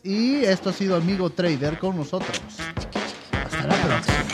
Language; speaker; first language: Spanish; native; Spanish